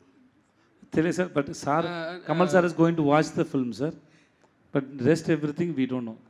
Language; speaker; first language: Telugu; non-native, learner; Tamil